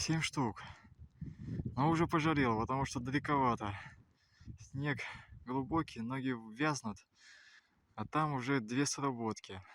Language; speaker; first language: Russian; native; Russian